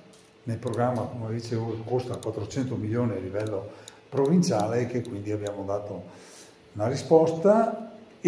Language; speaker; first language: Italian; native; Italian